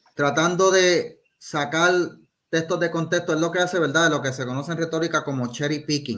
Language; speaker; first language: Spanish; native; Spanish